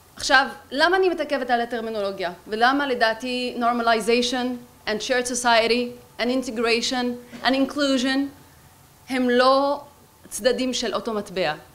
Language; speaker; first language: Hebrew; non-native, local second language; Arabic